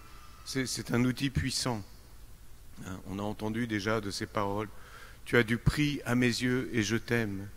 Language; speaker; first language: French; native; French